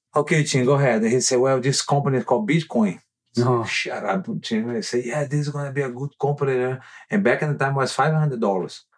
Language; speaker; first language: English; non-native, learner; Portuguese